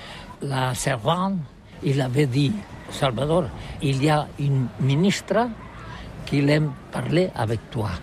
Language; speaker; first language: French; non-native, learner; Catalan